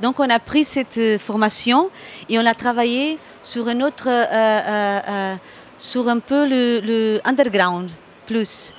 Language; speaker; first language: French; non-native, fluent; Portuguese